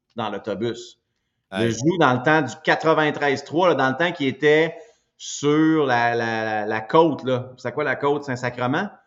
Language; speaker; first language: French; native; French